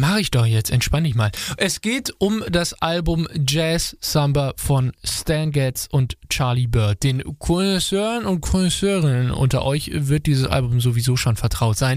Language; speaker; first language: German; native; German